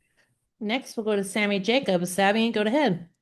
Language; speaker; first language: English; native; English